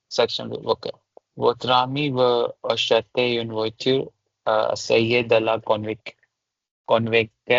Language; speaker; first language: French; non-native, learner; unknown